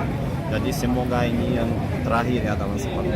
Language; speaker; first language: Indonesian; non-native, fluent; Portuguese